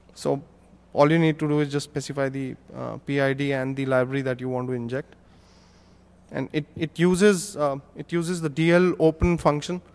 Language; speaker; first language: English; non-native, local second language; Hindi